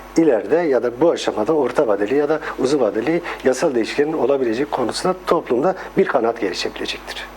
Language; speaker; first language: Turkish; non-native, local second language; Kurdish